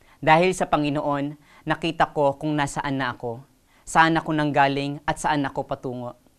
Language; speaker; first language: Filipino; non-native, local second language; Waray